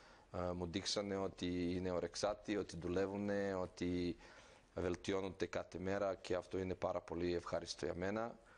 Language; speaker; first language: Greek; non-native, fluent; Serbian